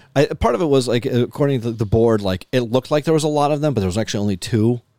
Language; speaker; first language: English; native; English